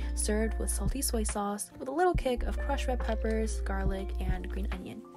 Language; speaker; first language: English; native; English